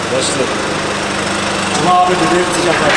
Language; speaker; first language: German; native; German